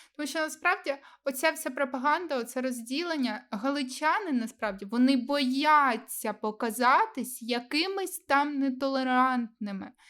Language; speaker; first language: Ukrainian; non-native, local second language; Russian